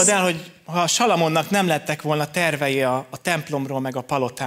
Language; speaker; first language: Hungarian; native; Hungarian